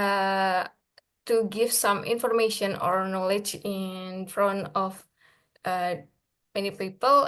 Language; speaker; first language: English; non-native, learner; Indonesian